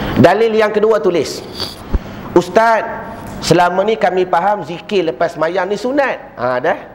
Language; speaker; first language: Malay; native; Malay